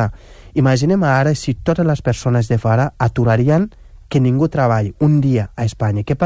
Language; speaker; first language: Catalan; non-native, local second language; Wolof